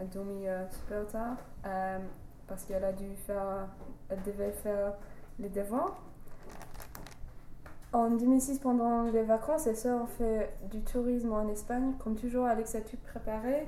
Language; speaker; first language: French; non-native, learner; English